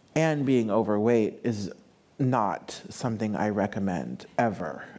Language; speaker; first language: English; native; English